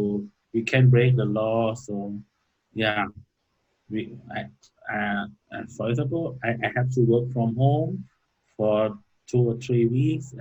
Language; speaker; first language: English; non-native, learner; Thai